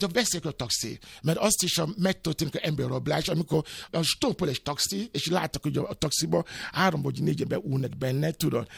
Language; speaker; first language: Hungarian; non-native, learner; Yoruba